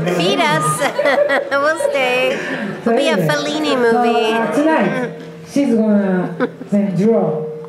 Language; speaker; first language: English; non-native, learner; Japanese